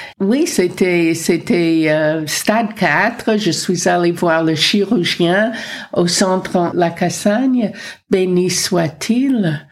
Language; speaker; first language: French; non-native, fluent; English